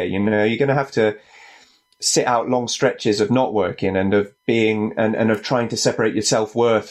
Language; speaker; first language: English; native; English